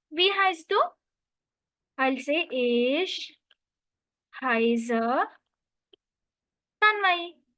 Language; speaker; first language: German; non-native, learner; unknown